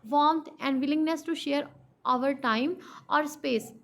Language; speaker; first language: English; non-native, local second language; Urdu